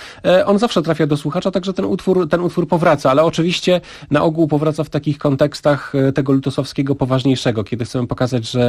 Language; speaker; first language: Polish; native; Polish